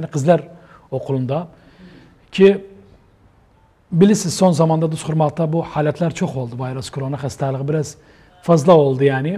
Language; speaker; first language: Turkish; native; Turkish